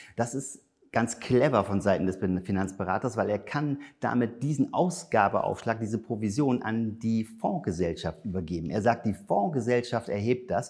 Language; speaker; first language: German; native; German